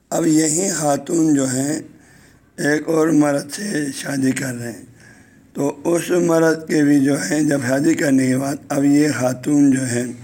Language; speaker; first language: Urdu; non-native, local second language; Balti